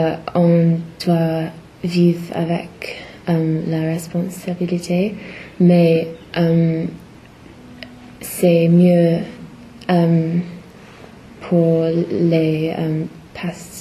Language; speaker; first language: French; non-native, learner; English